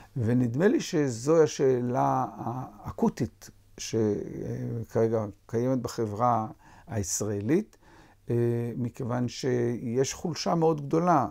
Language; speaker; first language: Hebrew; native; Hebrew